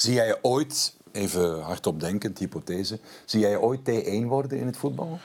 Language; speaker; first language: Dutch; native; Dutch